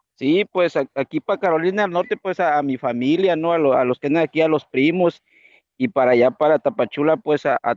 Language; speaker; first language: Spanish; native; Spanish